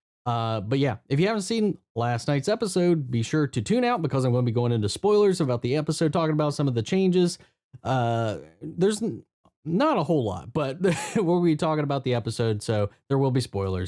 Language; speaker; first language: English; native; English